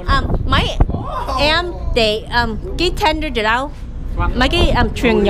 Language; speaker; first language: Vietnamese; early bilingual, heritage; Vietnamese